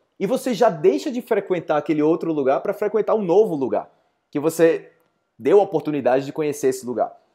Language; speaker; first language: Portuguese; native; Portuguese